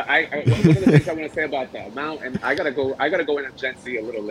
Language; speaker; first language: English; early bilingual, other home language; Spanish